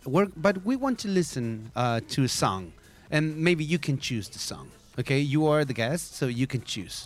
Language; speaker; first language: English; non-native, fluent; Spanish